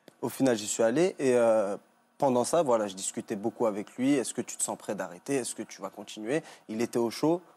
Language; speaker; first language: French; native; French